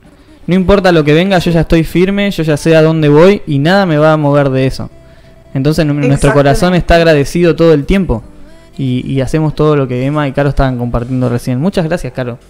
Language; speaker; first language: Spanish; native; Spanish